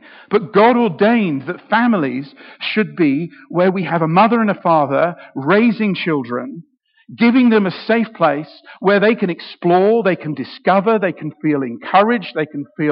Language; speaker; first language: English; native; English